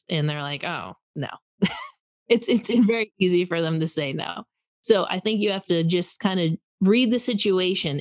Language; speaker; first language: English; native; English